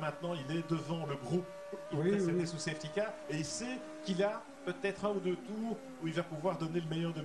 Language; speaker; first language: French; native; French